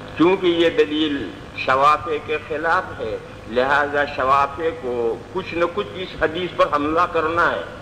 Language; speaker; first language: Urdu; non-native, local second language; Gujarati